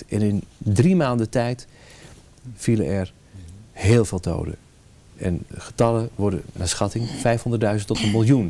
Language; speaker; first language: Dutch; native; Dutch